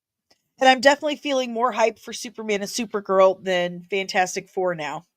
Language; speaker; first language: English; native; English